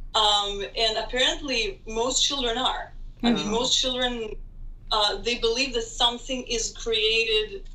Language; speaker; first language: English; non-native, fluent; Hebrew